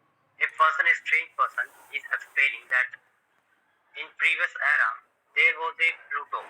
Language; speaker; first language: English; non-native, local second language; Hindi